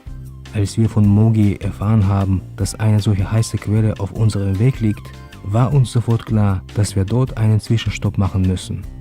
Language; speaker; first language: German; native; German